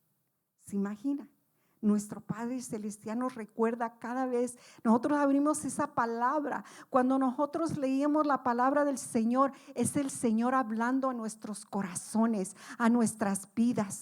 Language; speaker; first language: Spanish; native; Spanish